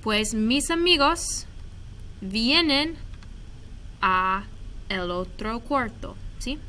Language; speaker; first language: Spanish; non-native, fluent; English